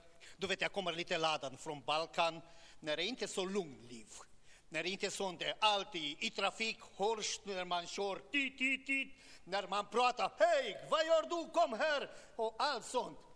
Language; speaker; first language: Swedish; non-native, learner; Romanian